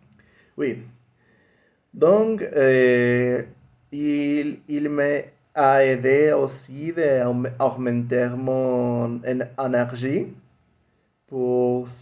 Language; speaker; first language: French; non-native, learner; Spanish